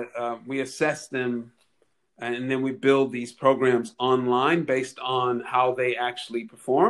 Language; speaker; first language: English; native; English